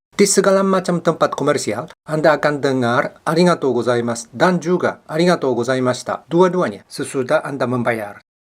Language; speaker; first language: Indonesian; non-native, fluent; Japanese